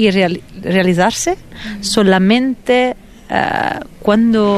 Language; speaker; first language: Spanish; non-native, fluent; Italian